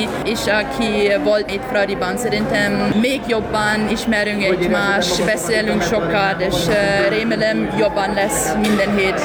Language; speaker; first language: Hungarian; non-native, learner; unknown